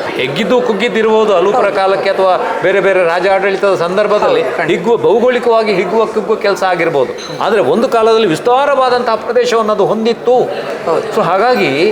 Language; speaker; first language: Kannada; non-native, local second language; Tulu